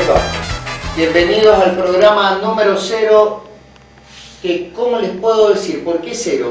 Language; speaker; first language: Spanish; native; Spanish